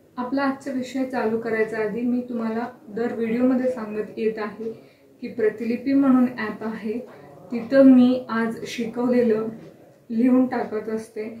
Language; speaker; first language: Marathi; non-native, local second language; Kannada